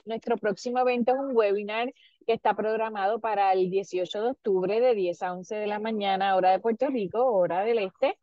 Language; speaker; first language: Spanish; native; Spanish